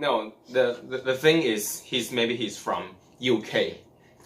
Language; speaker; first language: English; non-native, learner; Chinese